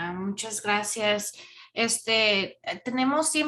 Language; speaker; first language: Spanish; early bilingual, heritage; Spanish